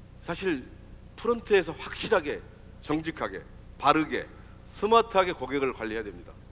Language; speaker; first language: Korean; native; Korean